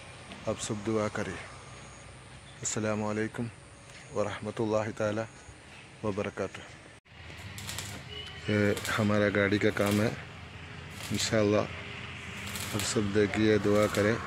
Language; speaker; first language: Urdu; non-native, local second language; Malayalam